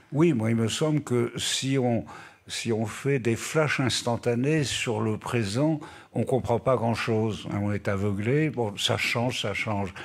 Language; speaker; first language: French; native; French